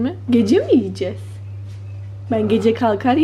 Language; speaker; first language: Turkish; native; Turkish